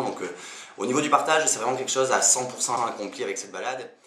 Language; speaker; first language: French; native; French